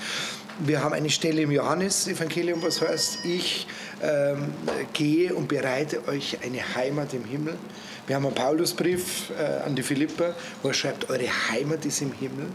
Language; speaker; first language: German; native; German